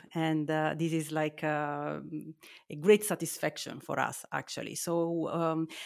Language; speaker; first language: English; non-native, fluent; Italian